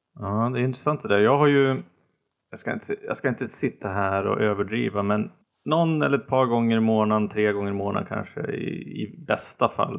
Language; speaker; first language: Swedish; native; Swedish